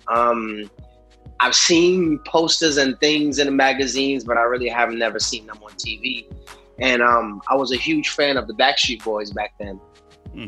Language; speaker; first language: English; native; English